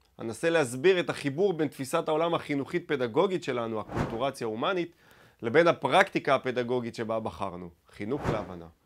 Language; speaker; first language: Hebrew; native; Hebrew